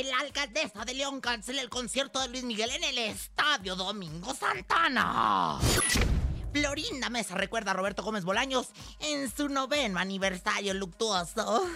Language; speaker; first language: Spanish; native; Spanish